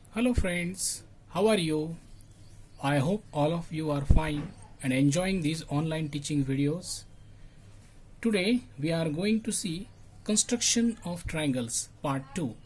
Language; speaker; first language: English; non-native, local second language; Marathi